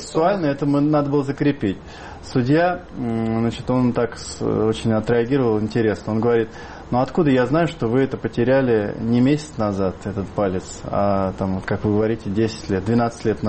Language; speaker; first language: Russian; native; Russian